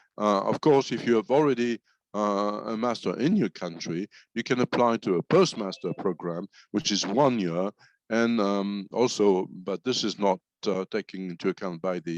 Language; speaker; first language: English; non-native, fluent; French